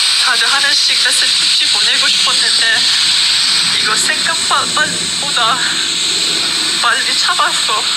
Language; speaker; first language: Korean; non-native, learner; English